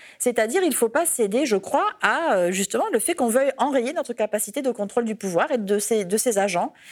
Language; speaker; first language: French; native; French